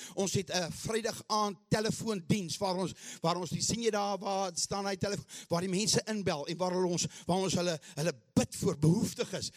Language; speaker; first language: Afrikaans; early bilingual, heritage; Afrikaans